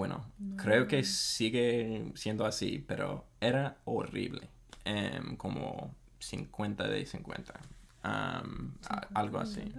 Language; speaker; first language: Spanish; non-native, fluent; English